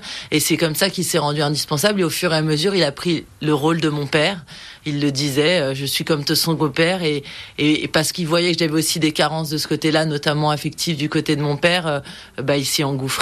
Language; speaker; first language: French; native; French